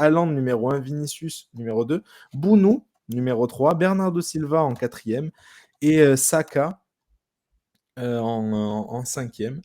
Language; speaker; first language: French; native; French